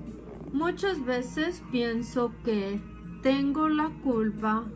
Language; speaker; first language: Spanish; non-native, fluent; English